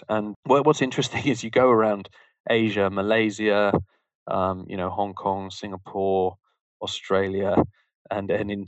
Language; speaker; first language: English; native; English